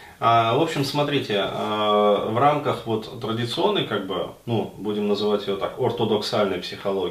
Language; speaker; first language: Russian; native; Russian